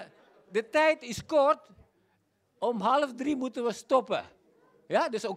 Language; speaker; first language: Dutch; non-native, fluent; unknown